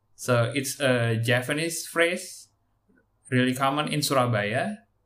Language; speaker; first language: English; non-native, learner; Indonesian